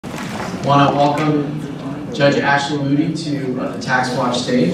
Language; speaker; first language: English; native; English